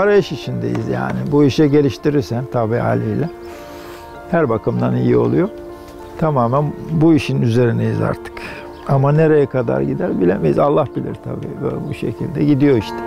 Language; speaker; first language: Turkish; native; Turkish